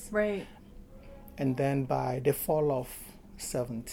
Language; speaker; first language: English; non-native, local second language; Igbo